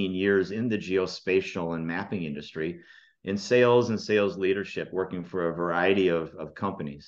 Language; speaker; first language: English; native; English